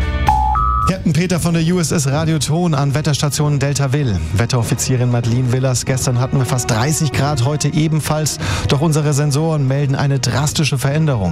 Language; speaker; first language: German; native; German